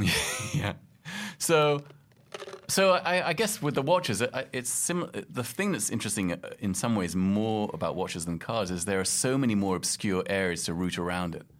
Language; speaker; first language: English; native; English